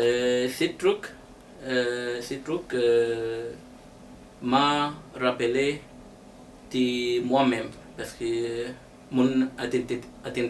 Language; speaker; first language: French; non-native, learner; Arabic